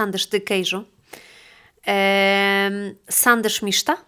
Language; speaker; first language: Portuguese; non-native, fluent; Polish